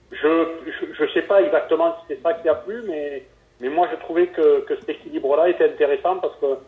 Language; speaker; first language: French; native; French